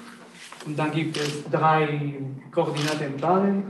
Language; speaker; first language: German; non-native, learner; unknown